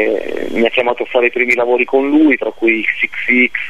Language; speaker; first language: Italian; native; Italian